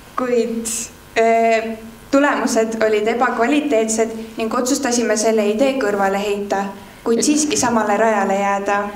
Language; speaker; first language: Estonian; native; Estonian